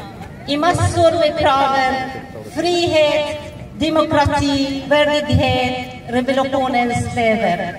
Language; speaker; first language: Swedish; non-native, learner; Arabic